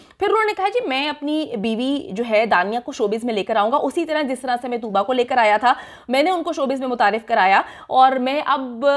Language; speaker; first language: Urdu; native; Urdu